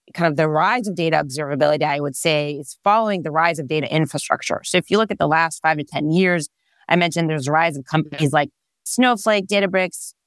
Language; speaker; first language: English; non-native, fluent; Hebrew